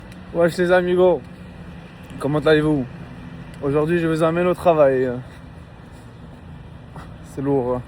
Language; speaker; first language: French; non-native, local second language; Arabic